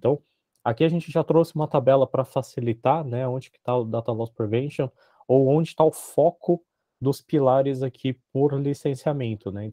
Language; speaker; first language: Portuguese; native; Portuguese